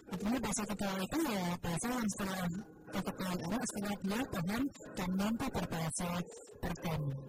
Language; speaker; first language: Indonesian; non-native, local second language; Javanese